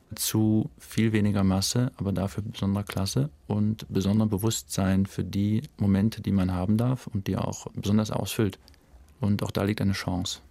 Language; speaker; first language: German; native; German